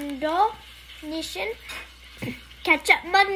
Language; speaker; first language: Indonesian; early bilingual, heritage; English